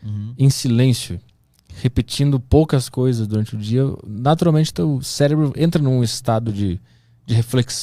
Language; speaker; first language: Portuguese; native; Portuguese